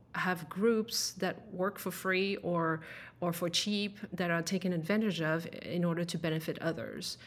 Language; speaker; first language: English; non-native, fluent; French